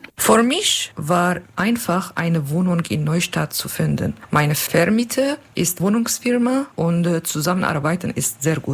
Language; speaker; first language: German; non-native, learner; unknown